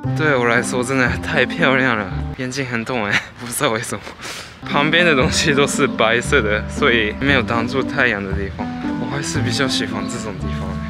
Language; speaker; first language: Chinese; early bilingual, heritage; Japanese